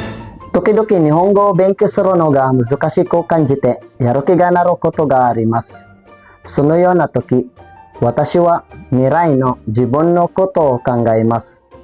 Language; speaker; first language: Japanese; non-native, learner; Filipino